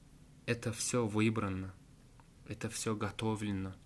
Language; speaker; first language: Russian; non-native, learner; Turkmen